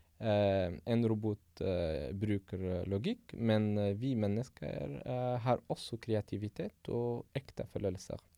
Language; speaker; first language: Norwegian; non-native, fluent; Arabic